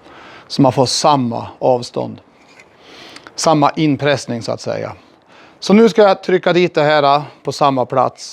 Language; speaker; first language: Swedish; native; Swedish